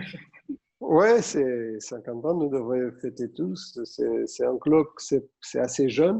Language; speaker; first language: French; non-native, fluent; Portuguese